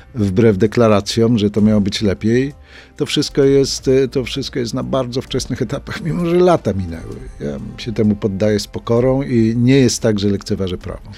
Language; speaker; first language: Polish; native; Polish